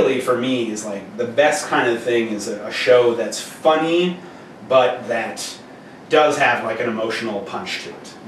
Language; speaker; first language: English; native; English